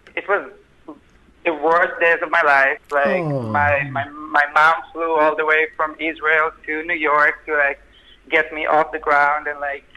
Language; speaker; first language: English; non-native, fluent; Hebrew